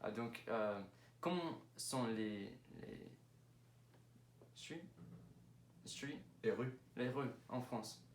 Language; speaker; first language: French; non-native, learner; English